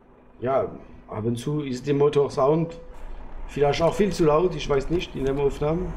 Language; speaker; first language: German; non-native, learner; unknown